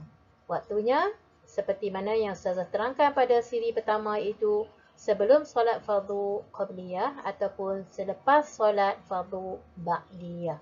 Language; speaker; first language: Malay; native; Malay